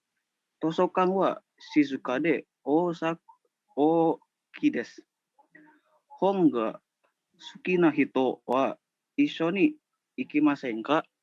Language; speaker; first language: Japanese; non-native, learner; Indonesian